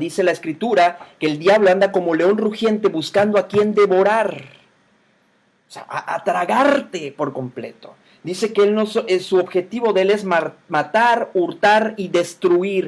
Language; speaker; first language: Spanish; native; Spanish